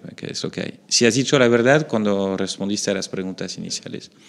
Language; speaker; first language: Spanish; non-native, fluent; French